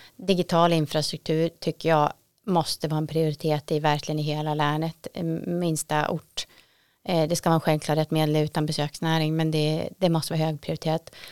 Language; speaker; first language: Swedish; native; Swedish